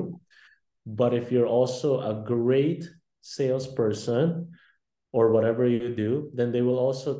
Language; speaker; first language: English; non-native, local second language; Filipino